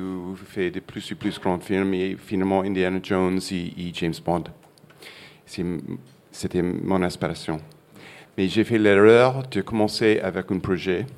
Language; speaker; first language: French; non-native, fluent; English